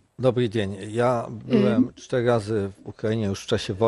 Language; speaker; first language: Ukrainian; non-native, fluent; Polish